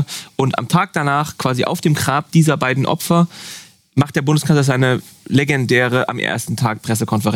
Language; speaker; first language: German; native; German